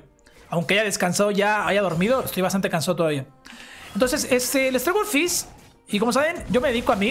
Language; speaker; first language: Spanish; native; Spanish